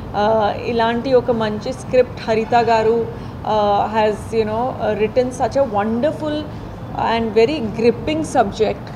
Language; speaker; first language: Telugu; non-native, fluent; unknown